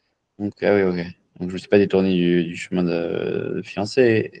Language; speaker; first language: French; native; French